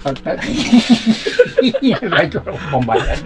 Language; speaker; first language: Filipino; non-native, local second language; Bikol